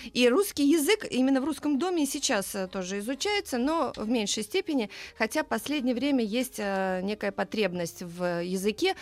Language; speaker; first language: Russian; native; Russian